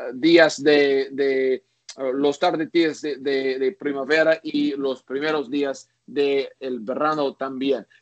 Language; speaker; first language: Spanish; non-native, learner; English